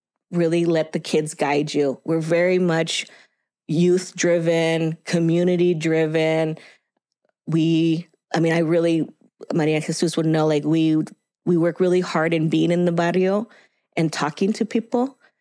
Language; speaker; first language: English; early bilingual, other home language; Spanish